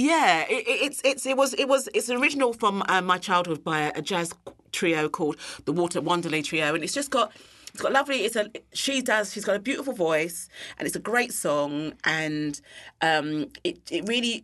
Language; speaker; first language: English; native; English